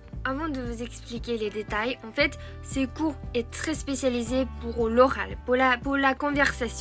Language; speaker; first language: French; non-native, fluent; Japanese